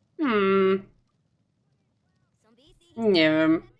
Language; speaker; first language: Polish; native; Polish